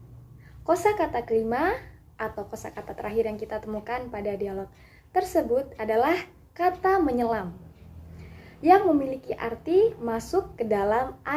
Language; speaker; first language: Indonesian; native; Indonesian